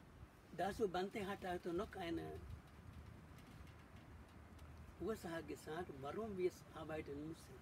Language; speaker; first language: German; non-native, learner; Sinhala